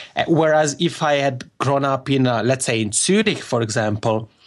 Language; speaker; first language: English; non-native, fluent; Italian